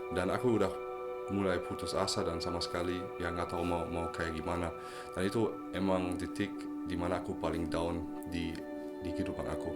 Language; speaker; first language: Indonesian; early bilingual, other home language; German